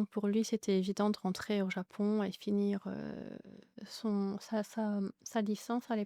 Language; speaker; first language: French; native; French